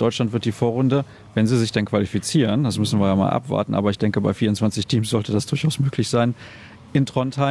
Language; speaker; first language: German; native; German